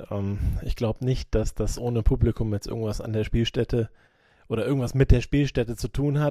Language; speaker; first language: German; native; German